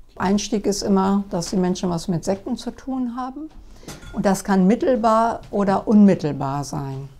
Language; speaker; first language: German; native; German